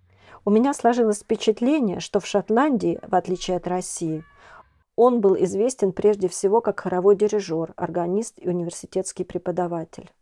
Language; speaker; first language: Russian; native; Russian